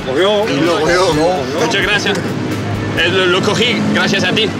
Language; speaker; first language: Spanish; non-native, fluent; French